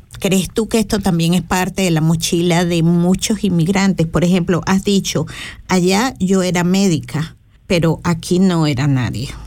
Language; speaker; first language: Spanish; native; Spanish